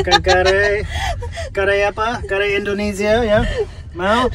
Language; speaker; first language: Indonesian; non-native, learner; English